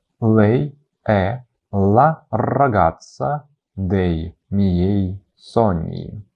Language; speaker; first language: Italian; non-native, fluent; Ukrainian